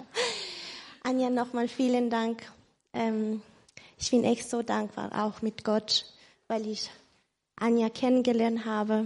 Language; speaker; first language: German; non-native, fluent; Spanish